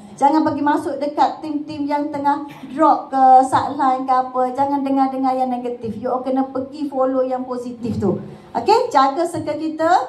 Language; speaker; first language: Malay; native; Malay